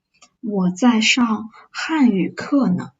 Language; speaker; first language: Chinese; non-native, fluent; English